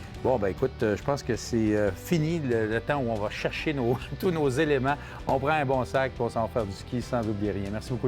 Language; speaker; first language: French; native; French